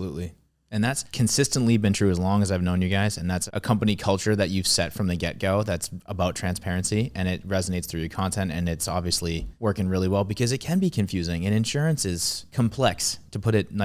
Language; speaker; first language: English; native; English